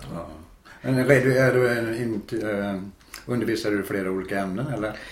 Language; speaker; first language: Swedish; native; Swedish